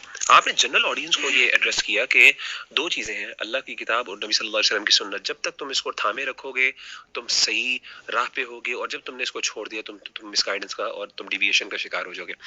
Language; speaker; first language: Urdu; native; Urdu